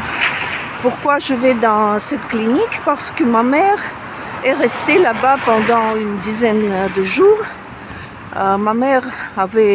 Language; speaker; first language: French; non-native, fluent; Russian